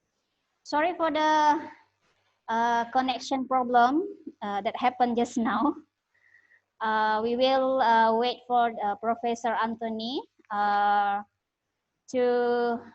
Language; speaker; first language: English; non-native, learner; Indonesian